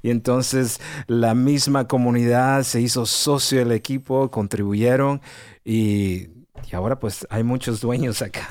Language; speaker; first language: Spanish; native; Spanish